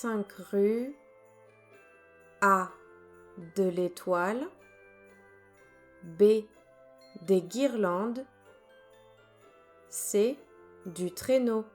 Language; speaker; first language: French; native; French